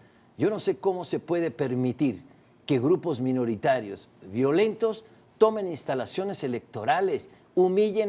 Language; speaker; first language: Spanish; native; Spanish